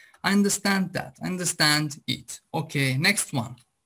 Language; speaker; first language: English; non-native, fluent; Azerbaijani